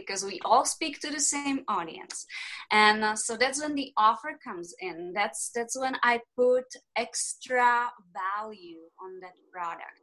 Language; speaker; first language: English; non-native, fluent; Czech